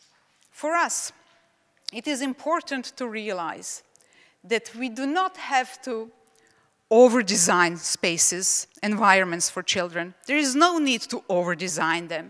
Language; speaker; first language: English; non-native, fluent; Czech